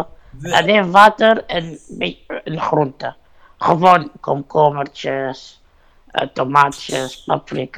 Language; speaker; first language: Dutch; non-native, learner; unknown